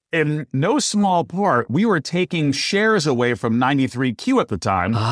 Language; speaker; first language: English; native; English